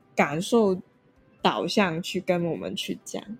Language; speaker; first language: Chinese; non-native, local second language; Cantonese